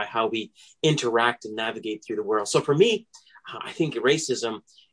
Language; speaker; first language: English; native; English